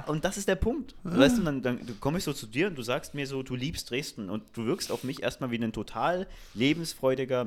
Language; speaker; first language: German; native; German